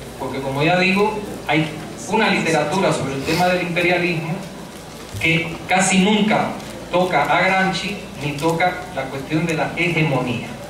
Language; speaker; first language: Spanish; native; Spanish